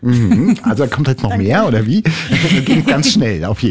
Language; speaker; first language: German; native; German